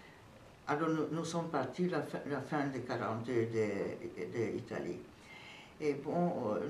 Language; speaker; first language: French; non-native, fluent; Serbian